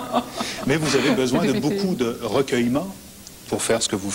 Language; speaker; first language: French; native; French